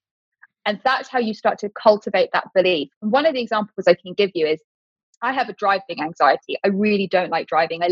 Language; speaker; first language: English; native; English